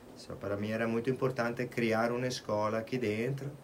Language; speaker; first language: Portuguese; non-native, fluent; Italian